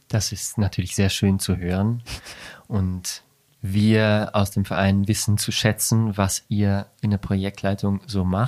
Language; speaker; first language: German; native; German